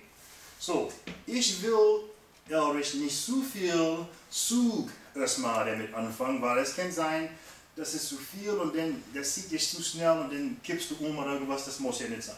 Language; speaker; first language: German; non-native, fluent; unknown